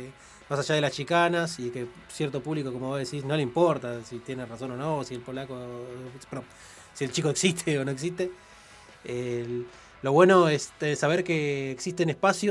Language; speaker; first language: Spanish; native; Spanish